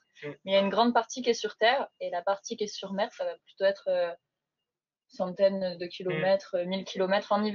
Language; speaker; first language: French; native; French